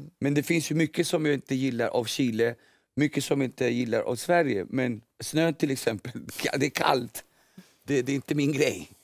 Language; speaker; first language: Swedish; early bilingual, other home language; Spanish